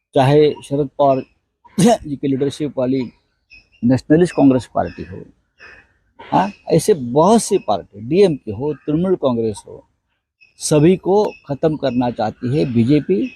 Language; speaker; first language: Hindi; non-native, local second language; Marathi